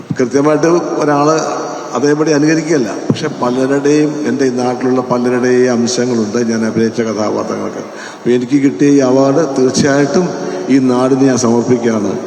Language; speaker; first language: Malayalam; native; Malayalam